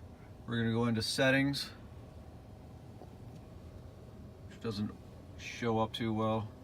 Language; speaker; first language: English; native; English